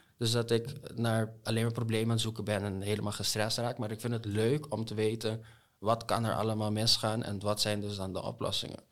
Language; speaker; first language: Dutch; non-native, local second language; Papiamento